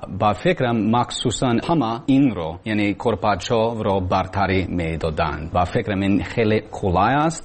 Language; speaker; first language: Persian; non-native, learner; English